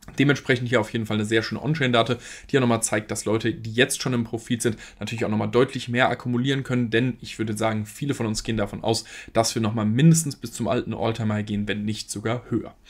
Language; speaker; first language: German; native; German